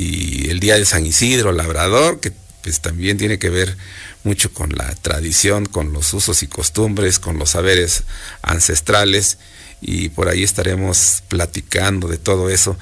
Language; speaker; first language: Spanish; native; Spanish